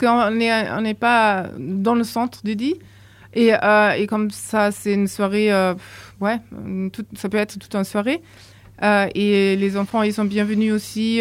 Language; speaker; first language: French; non-native, fluent; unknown